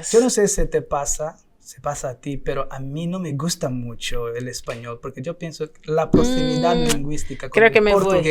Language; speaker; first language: Spanish; non-native, learner; Portuguese